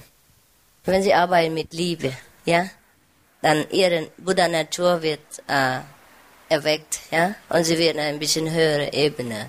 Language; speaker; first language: German; non-native, learner; Vietnamese